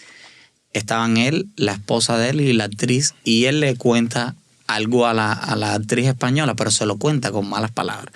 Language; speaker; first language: Spanish; native; Spanish